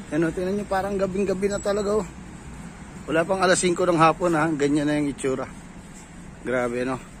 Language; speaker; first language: Filipino; native; Filipino